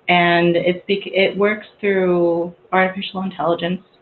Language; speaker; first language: English; native; English